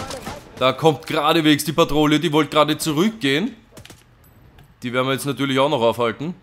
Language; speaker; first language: German; native; German